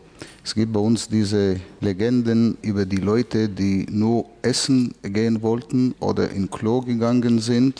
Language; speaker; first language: German; non-native, fluent; Hebrew